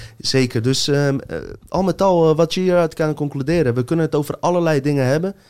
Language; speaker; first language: Dutch; early bilingual, other home language; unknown